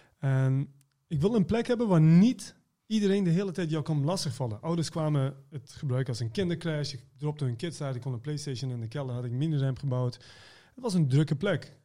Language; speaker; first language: Dutch; early bilingual, other home language; Persian